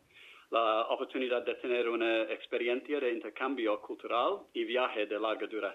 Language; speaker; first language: Spanish; non-native, fluent; English